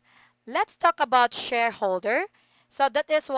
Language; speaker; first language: English; non-native, fluent; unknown